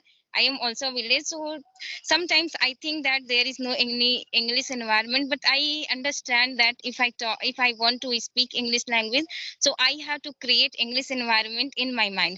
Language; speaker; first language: English; non-native, learner; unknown